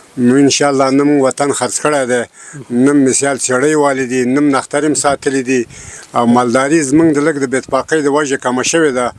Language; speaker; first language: Pashto; non-native, local second language; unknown